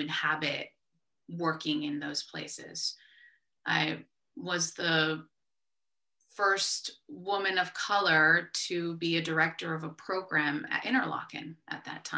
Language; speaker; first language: English; early bilingual, other home language; Spanish